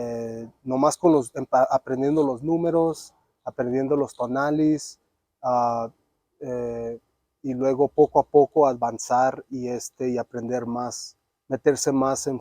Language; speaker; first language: Spanish; early bilingual, other home language; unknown